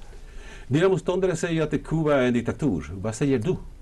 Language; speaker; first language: Swedish; non-native, fluent; Spanish